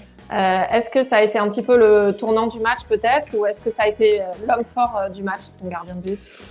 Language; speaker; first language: French; native; French